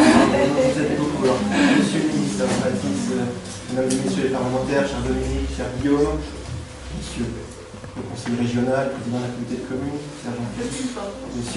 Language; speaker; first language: French; native; French